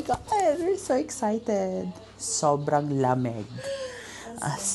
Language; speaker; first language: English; non-native, local second language; Filipino